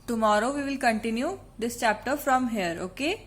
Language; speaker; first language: English; non-native, local second language; Hindi